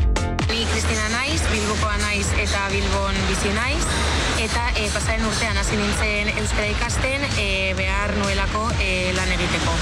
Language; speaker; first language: Basque; non-native, local second language; Spanish